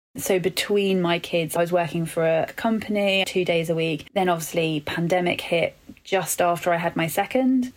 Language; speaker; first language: English; native; English